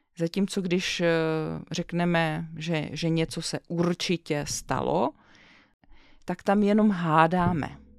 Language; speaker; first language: Czech; native; Czech